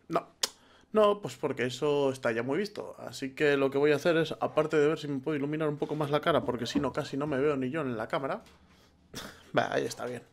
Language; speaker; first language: Spanish; native; Spanish